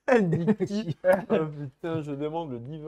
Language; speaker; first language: French; native; French